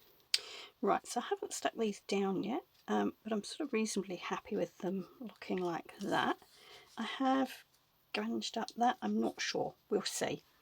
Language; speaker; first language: English; native; English